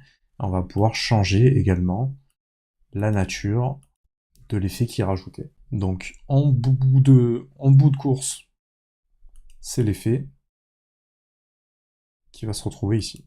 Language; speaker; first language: French; native; French